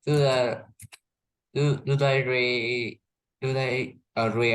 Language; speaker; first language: English; non-native, learner; Vietnamese